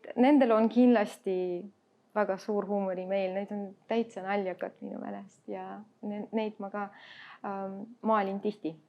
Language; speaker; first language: Estonian; non-native, local second language; Russian